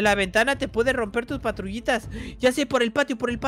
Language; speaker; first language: Spanish; native; Spanish